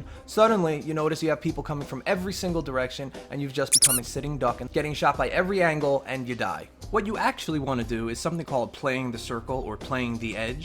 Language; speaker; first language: English; native; English